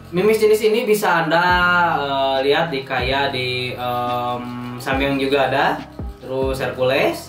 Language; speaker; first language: Indonesian; native; Indonesian